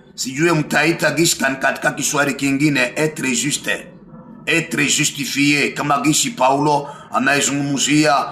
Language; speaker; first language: French; non-native, local second language; Swahili